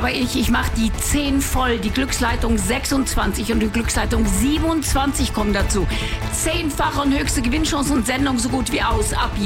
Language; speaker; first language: German; native; German